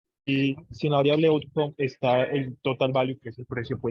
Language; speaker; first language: Spanish; native; Spanish